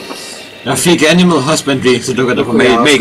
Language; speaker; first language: Danish; native; Danish